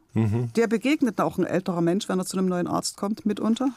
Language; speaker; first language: German; native; German